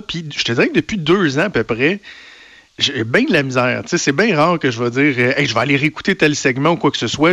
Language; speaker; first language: French; native; French